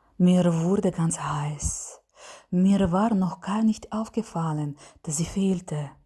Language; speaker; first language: German; non-native, learner; Ukrainian